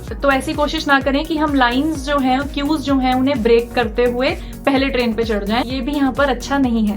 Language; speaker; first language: Hindi; native; Hindi